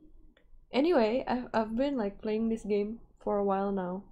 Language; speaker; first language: English; non-native, fluent; Indonesian